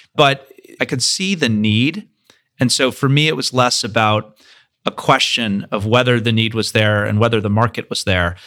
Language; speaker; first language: English; native; English